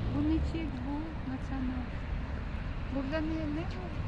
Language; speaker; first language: Turkish; non-native, learner; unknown